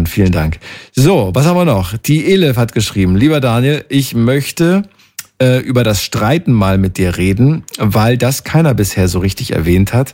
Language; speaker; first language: German; native; German